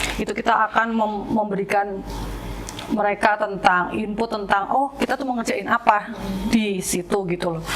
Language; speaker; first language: Indonesian; native; Indonesian